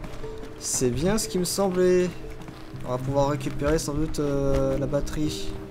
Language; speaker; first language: French; native; French